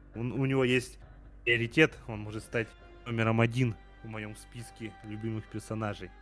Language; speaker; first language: Russian; native; Russian